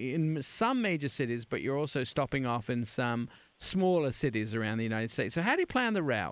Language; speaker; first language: English; native; English